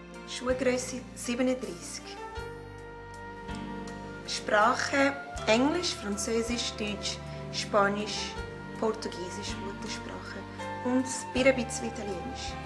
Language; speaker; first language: German; non-native, learner; Portuguese